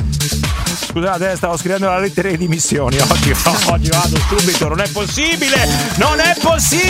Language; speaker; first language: Italian; native; Italian